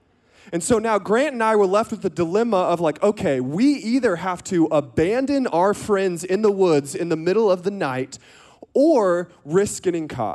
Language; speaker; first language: English; native; English